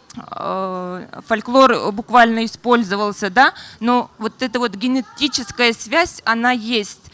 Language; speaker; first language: Russian; non-native, local second language; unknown